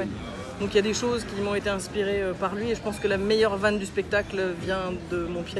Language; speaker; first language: French; native; French